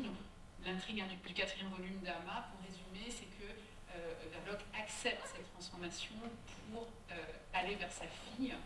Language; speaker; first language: French; native; French